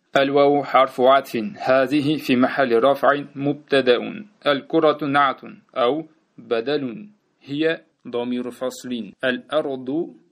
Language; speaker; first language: Arabic; non-native, fluent; Uzbek